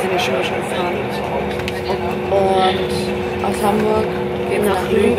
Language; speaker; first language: German; native; German